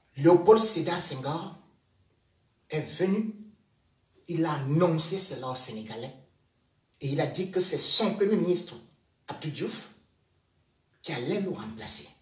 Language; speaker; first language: French; native; French